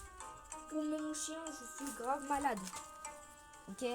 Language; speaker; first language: French; early bilingual, other home language; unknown